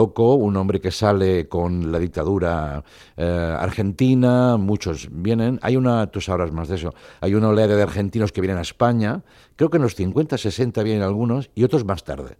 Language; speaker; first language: Spanish; non-native, local second language; Catalan